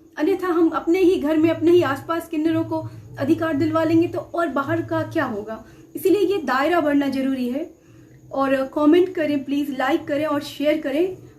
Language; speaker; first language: Hindi; native; Hindi